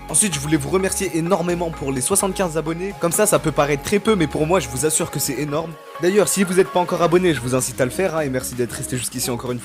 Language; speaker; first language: French; native; French